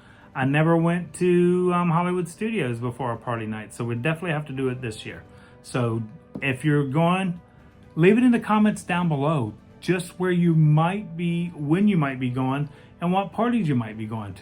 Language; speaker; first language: English; native; English